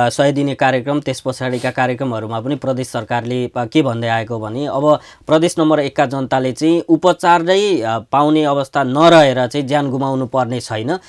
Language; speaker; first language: Nepali; native; Nepali